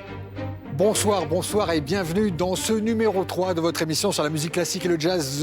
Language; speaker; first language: French; native; French